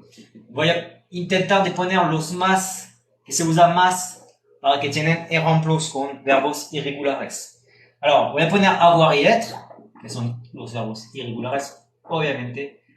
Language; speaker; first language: Spanish; non-native, fluent; French